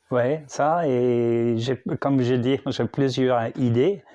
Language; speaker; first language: French; non-native, learner; English